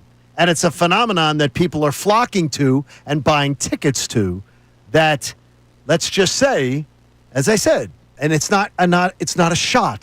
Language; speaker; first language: English; native; English